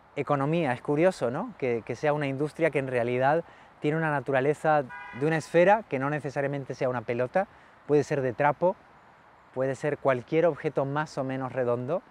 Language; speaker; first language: Spanish; native; Spanish